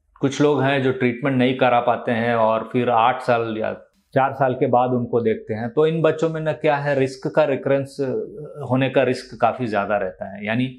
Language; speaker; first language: Hindi; non-native, local second language; Telugu